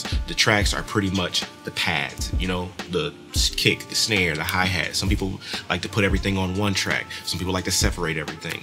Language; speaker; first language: English; native; English